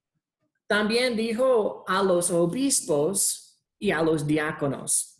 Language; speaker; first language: Spanish; non-native, fluent; English